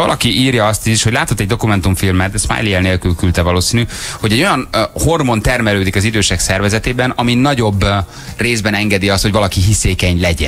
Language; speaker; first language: Hungarian; native; Hungarian